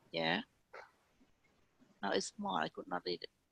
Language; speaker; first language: English; non-native, learner; Vietnamese